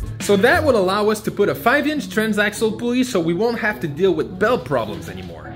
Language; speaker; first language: English; non-native, fluent; French